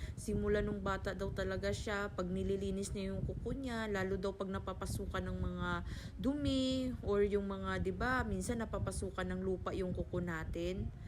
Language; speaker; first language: Filipino; non-native, local second language; Hiligaynon